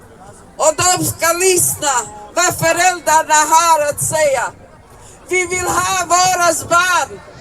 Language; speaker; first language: Swedish; non-native, learner; Somali